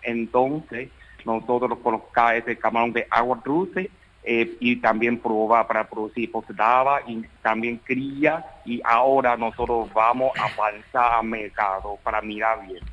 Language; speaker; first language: Spanish; non-native, learner; Chinese